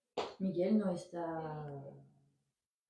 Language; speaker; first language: Spanish; non-native, learner; French